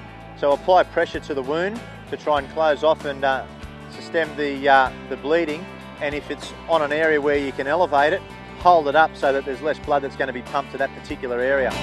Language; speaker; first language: English; native; English